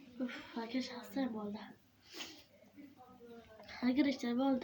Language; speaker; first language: Turkish; early bilingual, heritage; Turkish